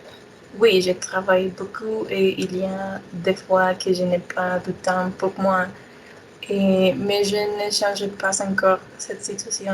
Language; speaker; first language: French; non-native, learner; Spanish